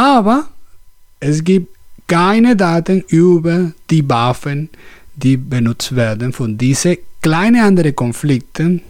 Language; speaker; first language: German; non-native, learner; Spanish